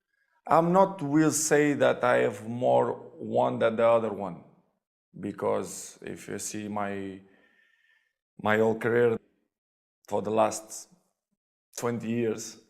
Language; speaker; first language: English; non-native, fluent; Portuguese